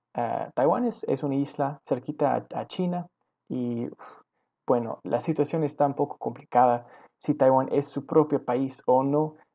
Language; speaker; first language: Spanish; non-native, learner; English